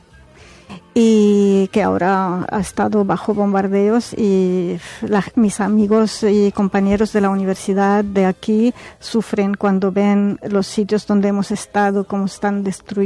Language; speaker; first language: Spanish; non-native, fluent; Arabic